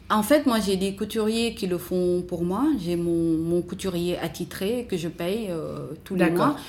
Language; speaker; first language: French; non-native, local second language; Wolof